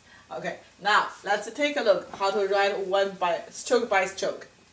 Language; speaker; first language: English; non-native, fluent; Chinese